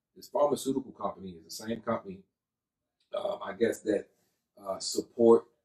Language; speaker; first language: English; native; English